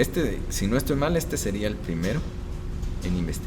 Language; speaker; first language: Spanish; native; Spanish